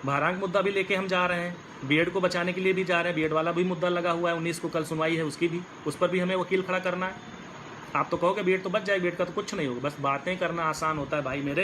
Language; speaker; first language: Hindi; native; Hindi